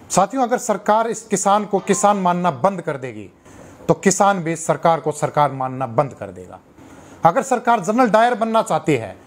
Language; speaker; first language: Hindi; native; Hindi